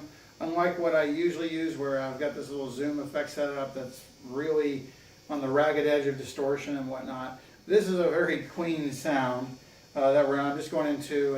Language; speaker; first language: English; native; English